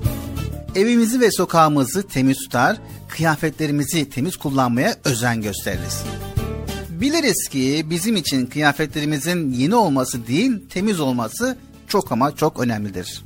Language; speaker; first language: Turkish; native; Turkish